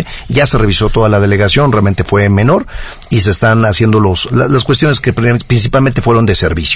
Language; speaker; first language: Spanish; native; Spanish